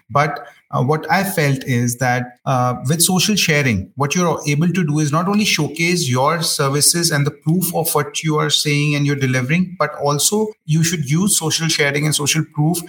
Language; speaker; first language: English; non-native, local second language; Hindi